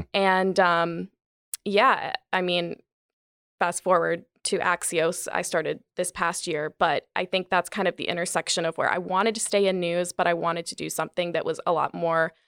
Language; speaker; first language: English; native; English